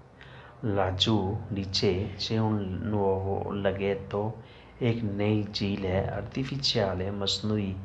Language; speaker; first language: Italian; non-native, learner; Urdu